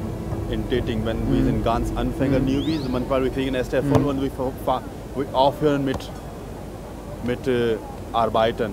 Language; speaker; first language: German; non-native, fluent; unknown